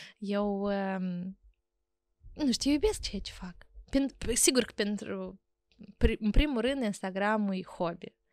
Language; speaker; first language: Romanian; native; Romanian